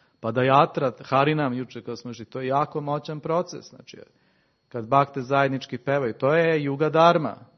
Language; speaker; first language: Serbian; native; Serbian